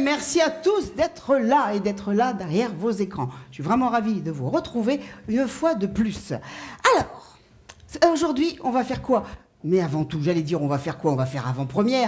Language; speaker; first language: French; native; French